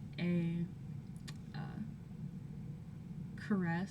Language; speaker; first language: French; non-native, learner; English